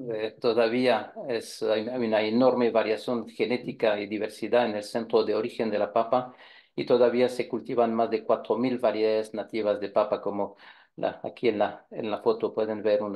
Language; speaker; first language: Spanish; non-native, fluent; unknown